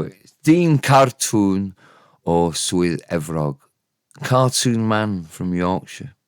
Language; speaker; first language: Welsh; non-native, learner; English